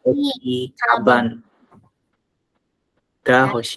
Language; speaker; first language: Japanese; non-native, learner; Indonesian